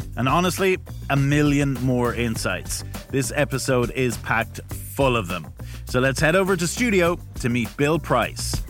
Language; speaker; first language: English; native; English